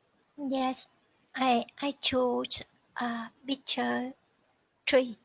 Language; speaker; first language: English; non-native, learner; Vietnamese